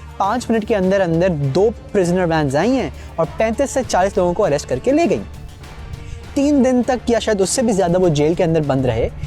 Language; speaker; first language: Urdu; native; Urdu